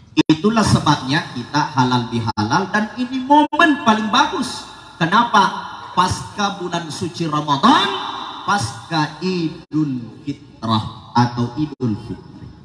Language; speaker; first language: Indonesian; non-native, local second language; Buginese